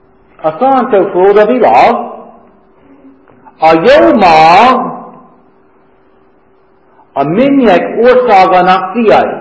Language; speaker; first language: Hungarian; non-native, fluent; English